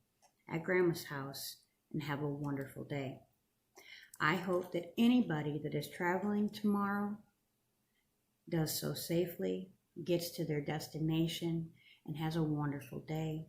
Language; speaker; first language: English; native; English